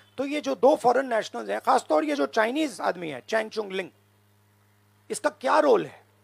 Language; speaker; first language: Hindi; native; Hindi